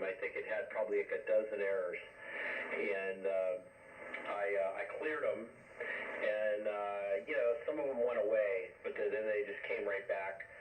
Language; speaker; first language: English; native; English